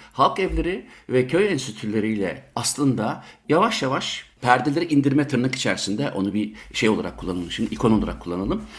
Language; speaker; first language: Turkish; native; Turkish